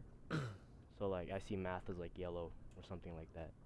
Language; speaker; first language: English; early bilingual, other home language; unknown